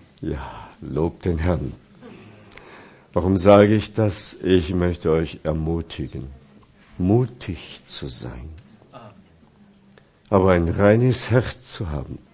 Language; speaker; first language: German; non-native, fluent; Chinese